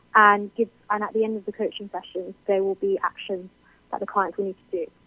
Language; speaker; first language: English; native; English